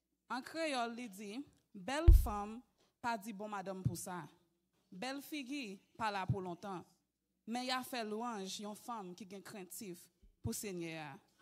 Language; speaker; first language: French; early bilingual, heritage; French